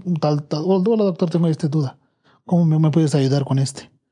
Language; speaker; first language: Spanish; non-native, learner; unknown